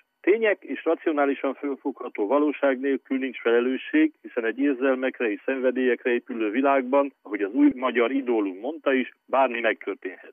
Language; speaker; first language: Hungarian; native; Hungarian